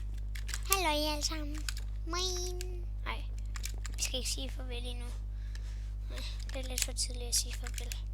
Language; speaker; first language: Danish; native; Danish